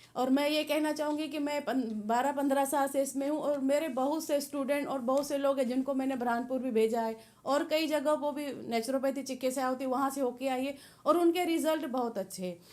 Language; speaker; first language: Hindi; native; Hindi